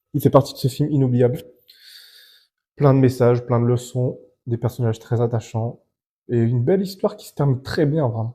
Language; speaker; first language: French; native; French